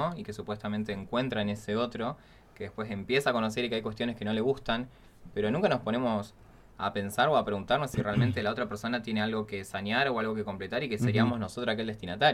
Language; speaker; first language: Spanish; native; Spanish